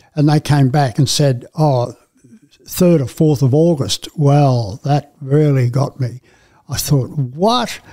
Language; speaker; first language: English; native; English